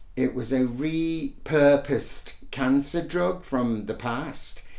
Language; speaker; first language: English; native; English